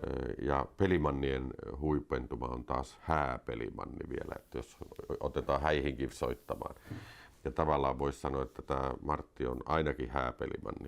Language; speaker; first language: Finnish; native; Finnish